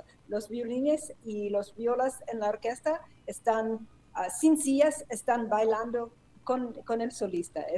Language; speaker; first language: Spanish; non-native, fluent; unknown